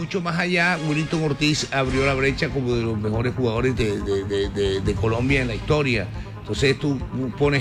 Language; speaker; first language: Spanish; native; Spanish